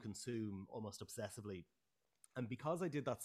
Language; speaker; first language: English; native; English